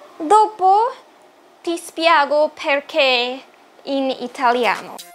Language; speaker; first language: Italian; non-native, learner; English